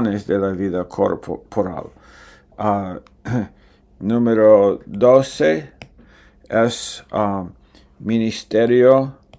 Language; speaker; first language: Spanish; non-native, fluent; English